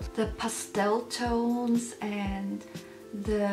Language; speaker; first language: English; non-native, fluent; German